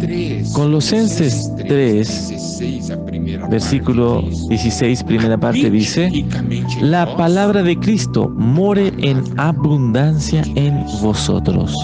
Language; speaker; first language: Spanish; non-native, fluent; Portuguese